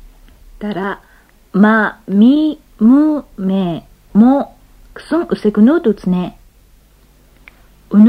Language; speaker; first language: Mongolian; non-native, fluent; Japanese